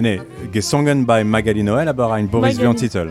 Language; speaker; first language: German; non-native, learner; French